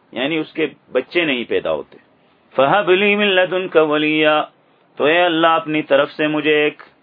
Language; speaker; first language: Urdu; native; Urdu